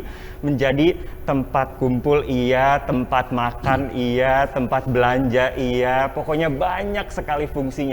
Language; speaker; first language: Indonesian; native; Indonesian